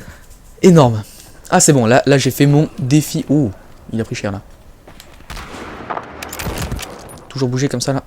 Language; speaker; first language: French; native; French